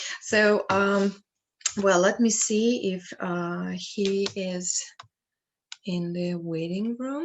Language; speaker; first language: English; non-native, fluent; Russian